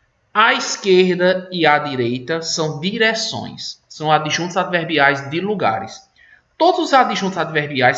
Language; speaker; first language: Portuguese; native; Portuguese